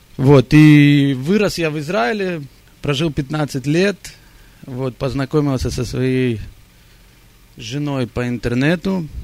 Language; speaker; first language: Russian; early bilingual, heritage; Russian